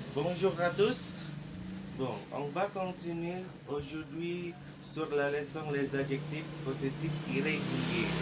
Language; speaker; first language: French; non-native, learner; Indonesian